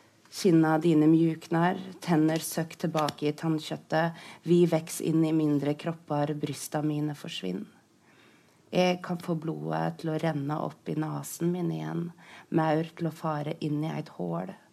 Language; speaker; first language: Norwegian; native; Norwegian